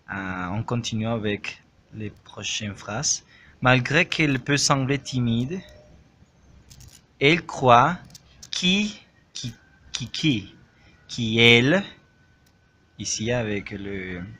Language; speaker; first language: French; non-native, learner; Spanish